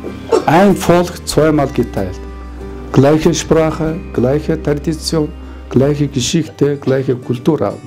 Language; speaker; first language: German; non-native, fluent; Mongolian